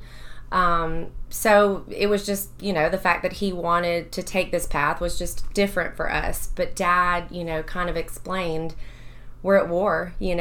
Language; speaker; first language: English; native; English